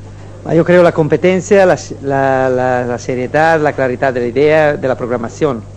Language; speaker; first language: Spanish; non-native, fluent; Italian